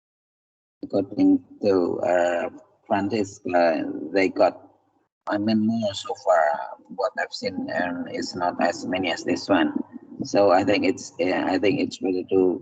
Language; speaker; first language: English; non-native, fluent; Indonesian